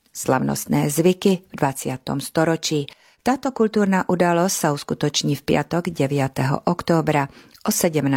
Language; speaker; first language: Slovak; early bilingual, heritage; Slovak